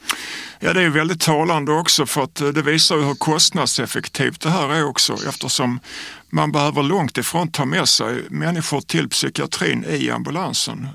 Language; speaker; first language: Swedish; native; Swedish